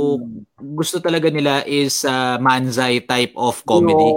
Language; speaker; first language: Filipino; native; Filipino